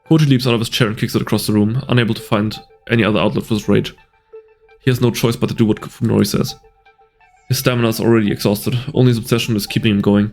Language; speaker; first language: English; native; English